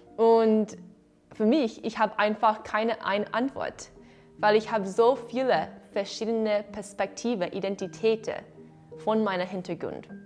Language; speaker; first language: German; non-native, fluent; Chinese